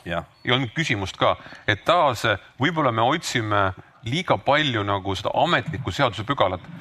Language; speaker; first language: Estonian; native; Estonian